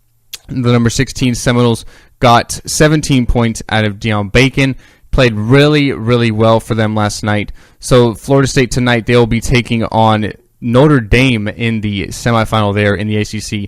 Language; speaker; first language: English; native; English